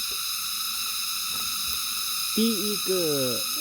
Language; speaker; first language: Chinese; non-native, learner; Filipino